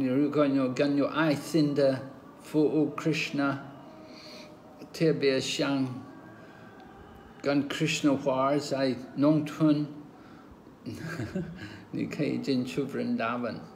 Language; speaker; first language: Chinese; non-native, learner; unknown